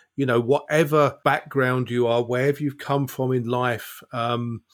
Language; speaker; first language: English; native; English